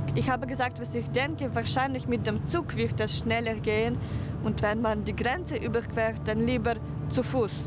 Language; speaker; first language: German; non-native, fluent; Ukrainian